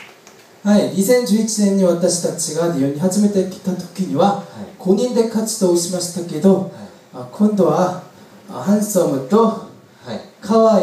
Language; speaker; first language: Japanese; non-native, learner; Korean